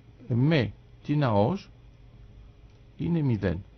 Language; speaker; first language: Greek; native; Greek